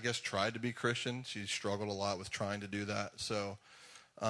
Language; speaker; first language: English; native; English